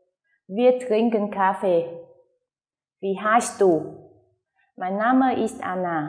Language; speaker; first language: German; non-native, fluent; Vietnamese